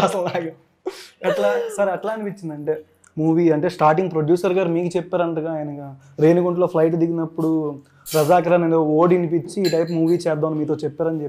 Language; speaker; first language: Telugu; native; Telugu